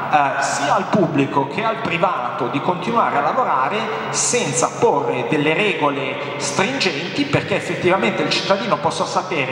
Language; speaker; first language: Italian; native; Italian